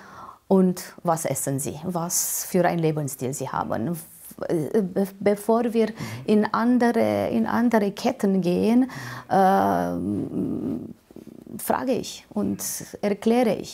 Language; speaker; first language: German; non-native, fluent; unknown